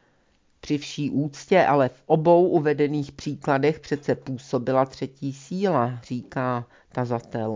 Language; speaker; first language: Czech; native; Czech